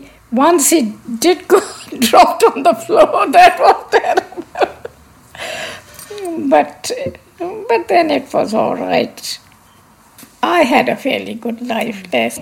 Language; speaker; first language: English; non-native, local second language; Punjabi